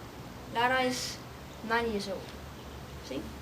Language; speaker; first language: English; non-native, learner; Danish